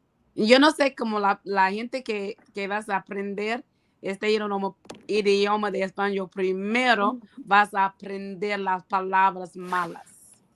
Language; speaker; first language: Spanish; non-native, learner; English